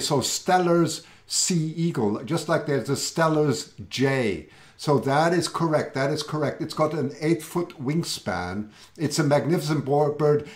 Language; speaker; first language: English; native; English